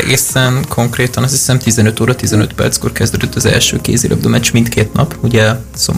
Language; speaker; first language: Hungarian; native; Hungarian